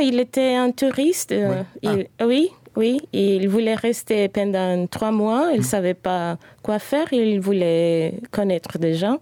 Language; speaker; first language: French; non-native, fluent; Spanish